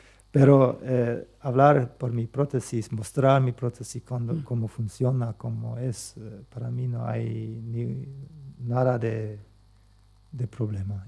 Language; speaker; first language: Spanish; non-native, local second language; Plautdietsch